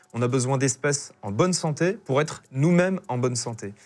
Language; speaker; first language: French; native; French